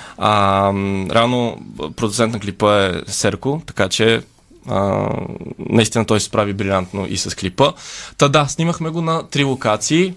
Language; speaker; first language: Bulgarian; native; Bulgarian